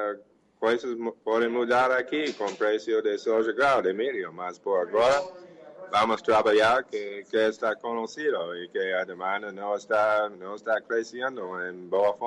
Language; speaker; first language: Portuguese; non-native, fluent; English